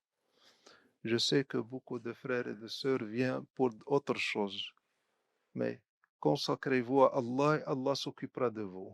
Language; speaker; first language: French; non-native, local second language; Arabic